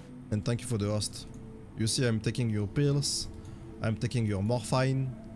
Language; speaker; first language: English; non-native, learner; French